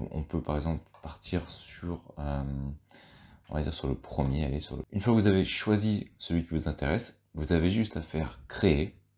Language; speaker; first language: French; native; French